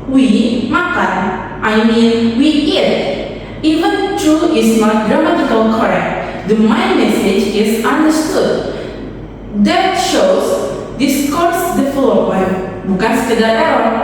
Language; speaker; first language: English; non-native, learner; Indonesian